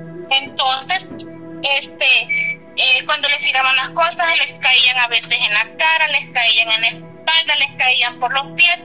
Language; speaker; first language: Spanish; native; Spanish